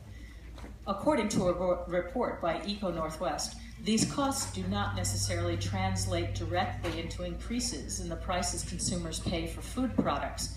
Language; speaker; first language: English; native; English